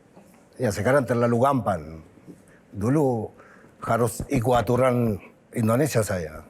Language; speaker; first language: Indonesian; non-native, fluent; Spanish